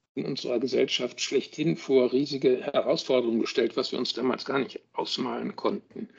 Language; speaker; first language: German; native; German